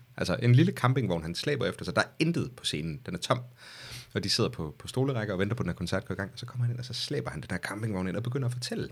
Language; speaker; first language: Danish; native; Danish